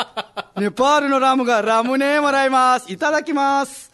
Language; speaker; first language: Japanese; non-native, fluent; Nepali